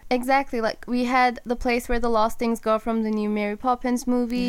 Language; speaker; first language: English; non-native, fluent; Turkish